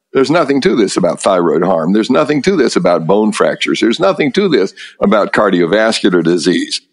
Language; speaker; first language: English; native; English